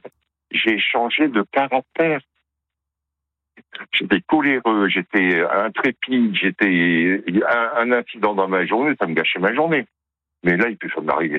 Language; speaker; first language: French; native; French